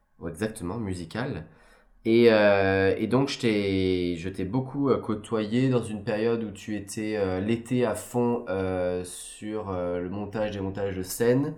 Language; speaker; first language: French; native; French